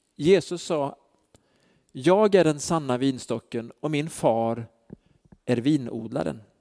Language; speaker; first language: Swedish; native; Swedish